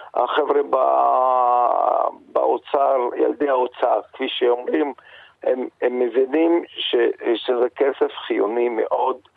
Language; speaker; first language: Hebrew; non-native, local second language; Arabic